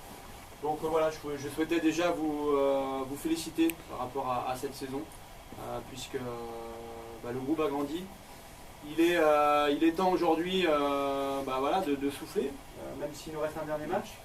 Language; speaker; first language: French; native; French